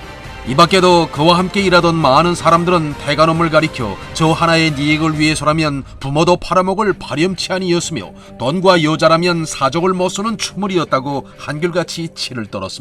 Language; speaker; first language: Korean; native; Korean